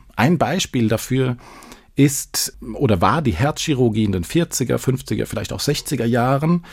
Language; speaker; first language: German; non-native, fluent; Swedish